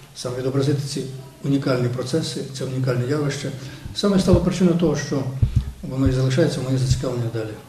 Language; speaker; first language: Ukrainian; native; Ukrainian